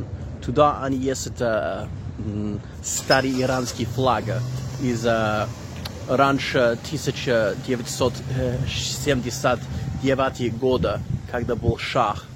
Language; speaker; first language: Russian; non-native, learner; English